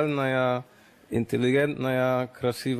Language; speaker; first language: Russian; non-native, learner; German